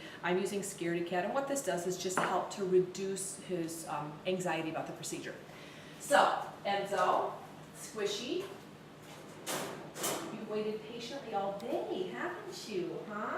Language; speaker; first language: English; native; English